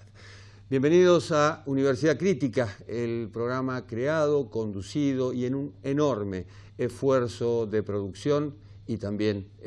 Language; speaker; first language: Spanish; native; Spanish